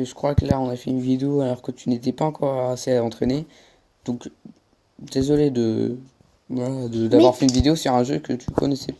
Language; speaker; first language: French; native; French